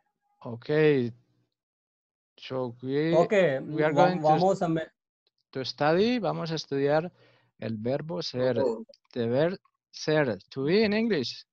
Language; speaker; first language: English; non-native, fluent; Spanish